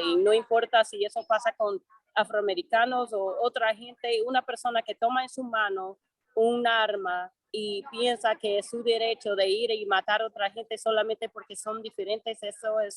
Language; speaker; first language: Spanish; non-native, fluent; English